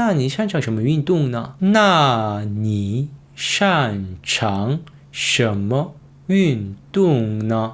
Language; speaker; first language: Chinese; non-native, fluent; Korean